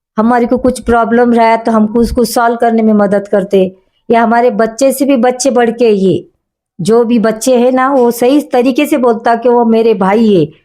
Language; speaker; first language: Hindi; native; Hindi